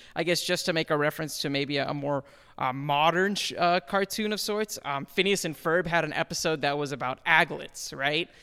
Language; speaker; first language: English; early bilingual, other home language; Hindi